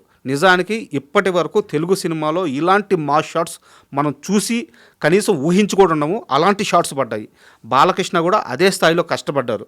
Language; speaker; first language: Telugu; native; Telugu